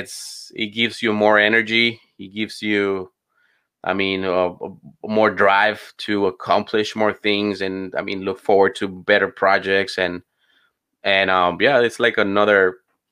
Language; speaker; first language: English; non-native, fluent; Spanish